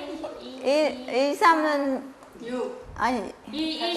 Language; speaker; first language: Korean; non-native, learner; Khmer